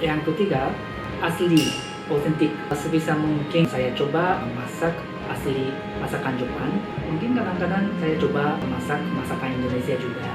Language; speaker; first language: Indonesian; non-native, learner; Japanese